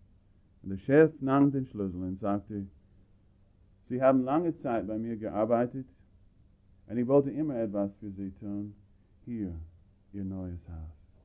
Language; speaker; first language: German; non-native, fluent; English